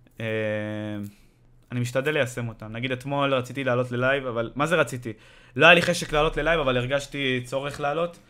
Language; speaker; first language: Hebrew; native; Hebrew